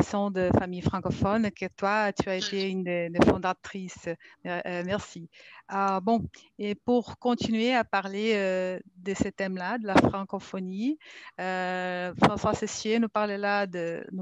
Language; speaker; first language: French; non-native, fluent; Portuguese